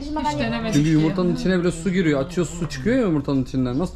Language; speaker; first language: Turkish; native; Turkish